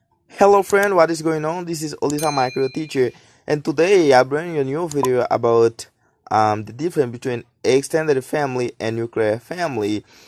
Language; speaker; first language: English; non-native, learner; Haitian Creole